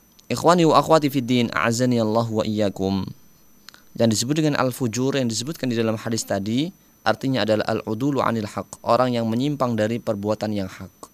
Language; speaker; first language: Indonesian; native; Indonesian